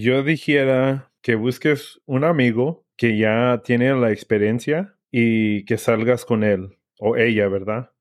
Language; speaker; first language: Spanish; early bilingual, heritage; English